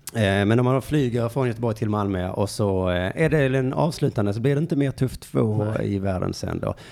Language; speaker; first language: Swedish; native; Swedish